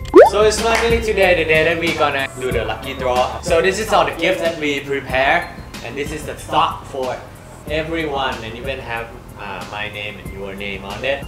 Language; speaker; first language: English; non-native, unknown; Thai